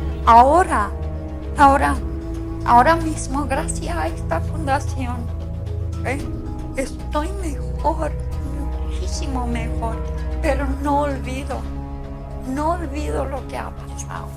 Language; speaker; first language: Spanish; non-native, learner; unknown